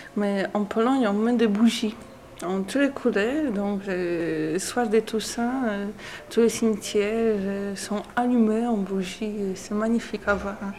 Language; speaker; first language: French; non-native, learner; Polish